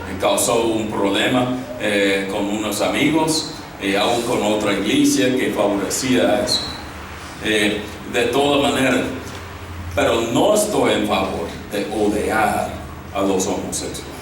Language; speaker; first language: Spanish; non-native, fluent; English